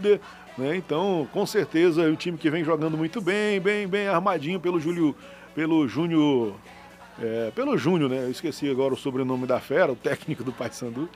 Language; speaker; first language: Portuguese; native; Portuguese